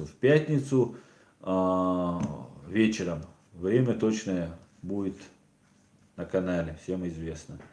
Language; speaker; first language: Russian; non-native, local second language; Chechen